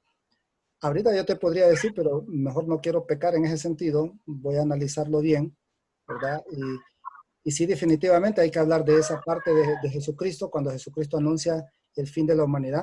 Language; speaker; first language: Spanish; native; Spanish